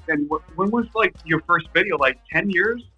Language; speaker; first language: English; non-native, fluent; Japanese